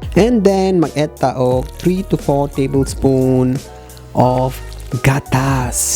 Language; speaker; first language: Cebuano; non-native, learner; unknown